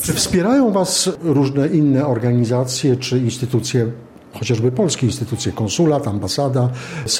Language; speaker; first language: Polish; native; Polish